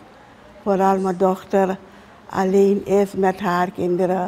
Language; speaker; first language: Dutch; non-native, local second language; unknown